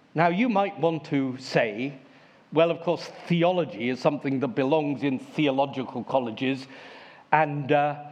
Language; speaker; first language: English; native; English